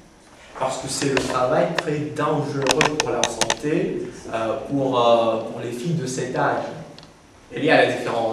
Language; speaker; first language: French; non-native, fluent; Russian